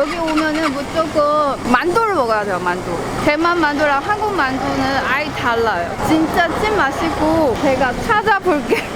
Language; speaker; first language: Korean; non-native, fluent; Chinese